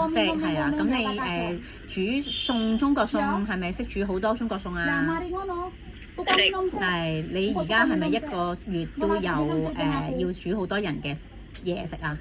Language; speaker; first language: Cantonese; native; Cantonese